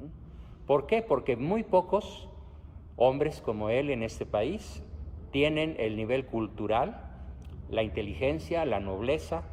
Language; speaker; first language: Spanish; native; Spanish